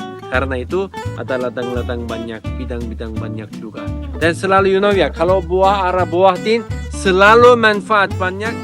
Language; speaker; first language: Indonesian; non-native, learner; Turkish